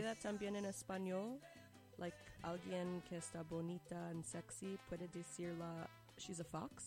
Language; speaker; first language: Spanish; non-native, learner; English